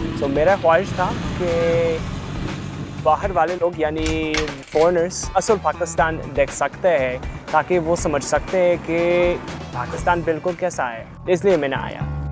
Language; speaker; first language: Urdu; non-native, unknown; English